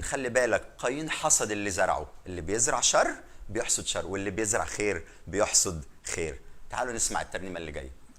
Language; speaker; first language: Arabic; native; Arabic